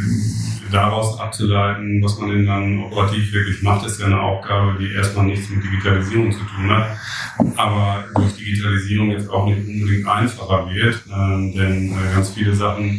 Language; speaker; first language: German; native; German